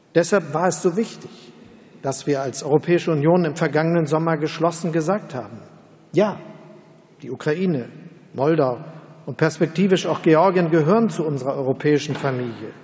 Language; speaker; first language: German; native; German